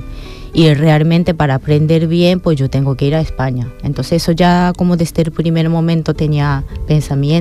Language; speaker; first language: Spanish; non-native, fluent; Japanese